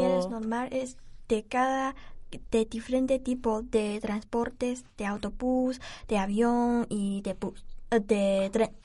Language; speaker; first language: Spanish; non-native, learner; Chinese